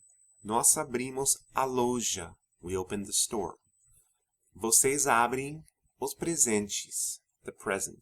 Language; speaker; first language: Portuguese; non-native, fluent; English